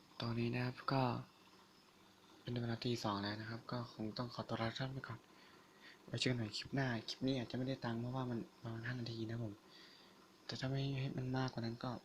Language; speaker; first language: Thai; native; Thai